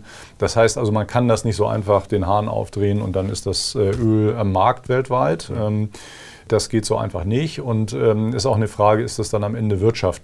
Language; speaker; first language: German; native; German